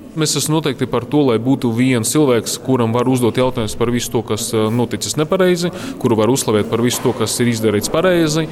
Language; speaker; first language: Latvian; non-native, local second language; Russian